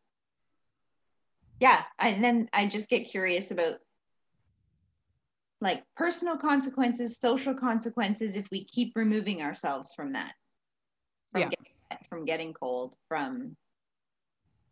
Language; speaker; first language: English; native; English